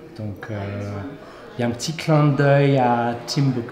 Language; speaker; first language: French; non-native, fluent; English